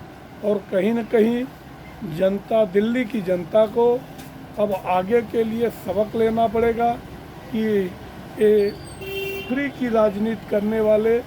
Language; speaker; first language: Hindi; native; Hindi